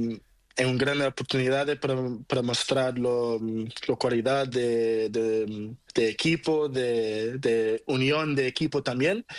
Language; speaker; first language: Spanish; non-native, learner; Portuguese